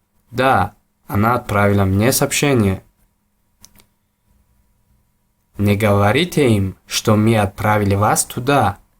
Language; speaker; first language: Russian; non-native, local second language; Tajik